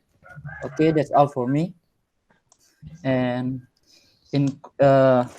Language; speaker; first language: English; non-native, learner; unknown